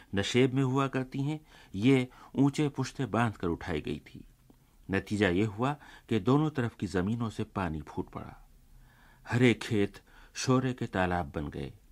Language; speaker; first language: Urdu; native; Urdu